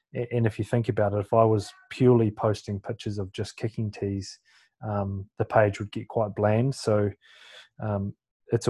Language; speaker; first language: English; native; English